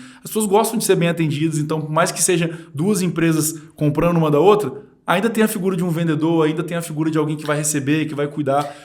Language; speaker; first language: Portuguese; native; Portuguese